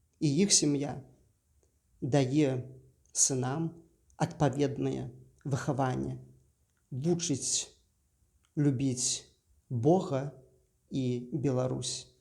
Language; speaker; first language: Belarusian; native; Belarusian